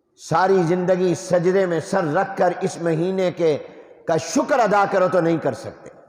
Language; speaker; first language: Urdu; non-native, local second language; Punjabi